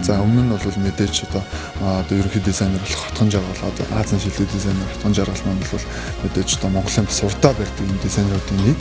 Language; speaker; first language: Mongolian; native; Mongolian